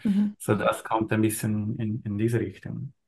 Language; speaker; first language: German; non-native, learner; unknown